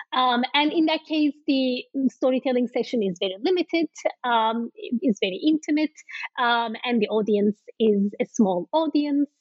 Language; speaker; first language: English; non-native, fluent; Turkish